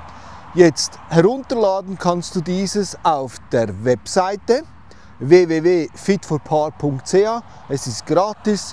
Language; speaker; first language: German; native; German